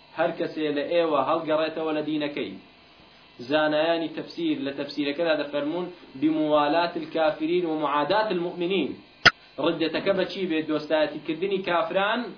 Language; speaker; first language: Central Kurdish; non-native, local second language; Kurdish